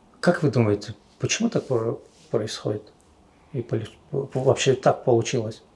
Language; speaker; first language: Russian; non-native, local second language; Tajik